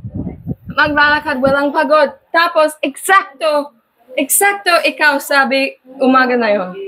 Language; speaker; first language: Filipino; non-native, learner; English